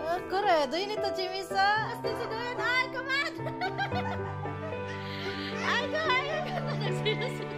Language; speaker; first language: Korean; non-native, learner; Filipino